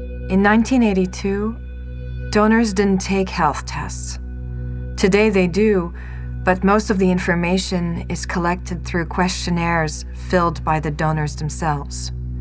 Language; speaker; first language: English; non-native, fluent; French